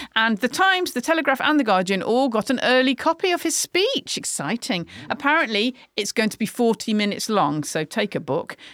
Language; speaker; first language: English; native; English